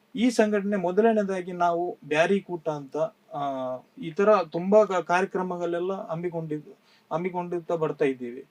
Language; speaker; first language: Kannada; non-native, local second language; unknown